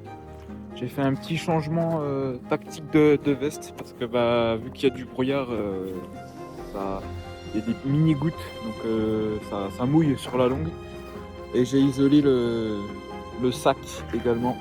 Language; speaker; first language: French; native; French